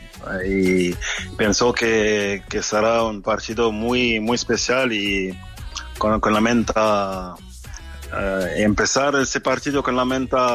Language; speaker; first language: Spanish; non-native, fluent; French